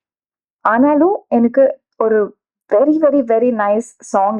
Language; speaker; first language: Tamil; non-native, learner; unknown